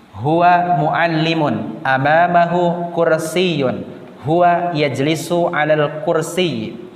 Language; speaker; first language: Arabic; non-native, fluent; Indonesian